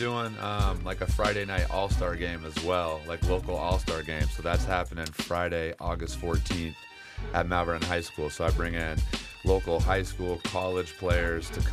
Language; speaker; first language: English; native; English